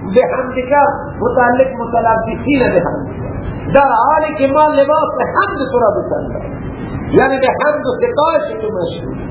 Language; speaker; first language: Persian; non-native, local second language; Baluchi